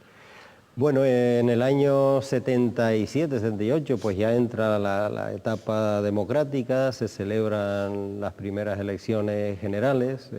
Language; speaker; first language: Spanish; native; Spanish